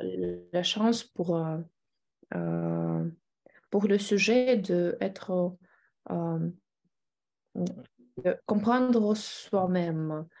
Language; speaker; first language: French; non-native, fluent; Russian